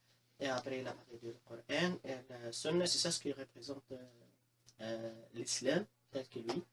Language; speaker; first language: French; non-native, local second language; Arabic